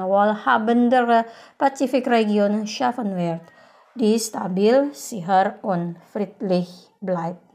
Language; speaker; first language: German; non-native, fluent; Indonesian